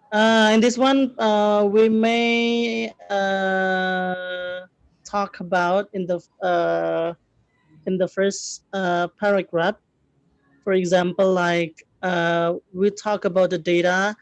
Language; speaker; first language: English; non-native, learner; Indonesian